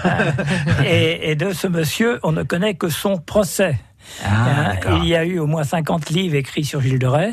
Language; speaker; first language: French; native; French